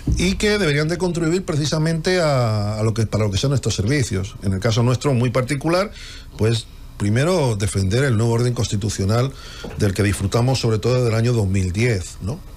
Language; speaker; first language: Spanish; native; Spanish